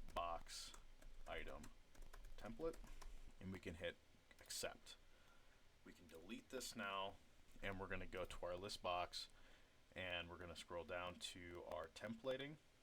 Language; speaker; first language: English; native; English